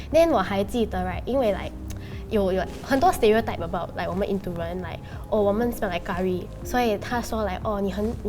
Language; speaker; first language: Chinese; non-native, local second language; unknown